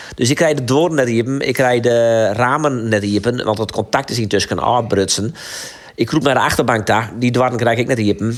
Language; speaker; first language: Dutch; non-native, local second language; Western Frisian